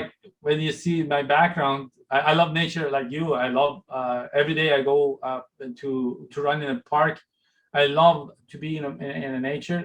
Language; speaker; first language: English; non-native, fluent; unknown